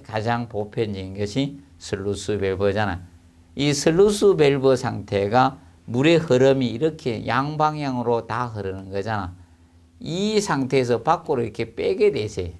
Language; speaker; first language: Korean; native; Korean